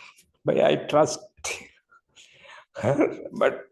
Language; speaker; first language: English; non-native, learner; Tamil